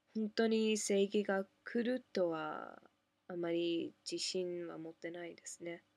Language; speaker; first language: Japanese; non-native, fluent; English